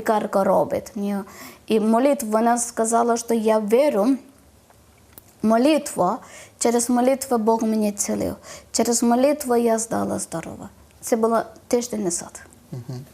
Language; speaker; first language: Ukrainian; non-native, learner; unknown